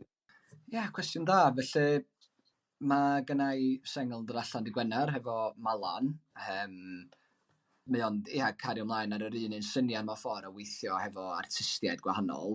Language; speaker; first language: Welsh; native; Welsh